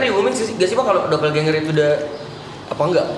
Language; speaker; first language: Indonesian; native; Indonesian